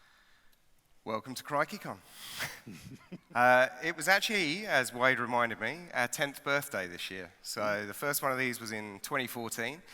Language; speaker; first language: English; native; English